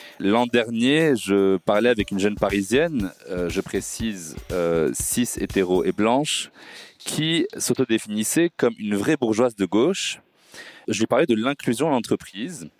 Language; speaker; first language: French; native; French